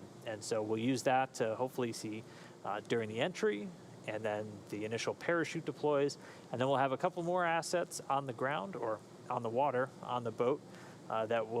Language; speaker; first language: English; native; English